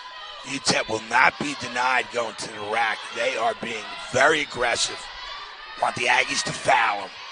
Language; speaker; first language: English; native; English